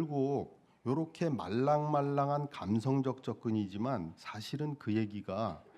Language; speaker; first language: Korean; native; Korean